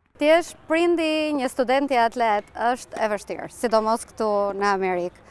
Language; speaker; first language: Albanian; early bilingual, heritage; Albanian